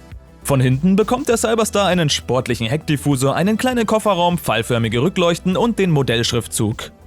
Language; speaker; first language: German; native; German